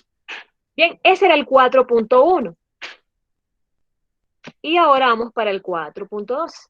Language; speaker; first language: Spanish; native; Spanish